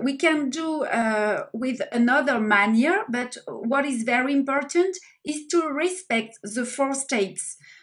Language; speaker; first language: English; non-native, learner; French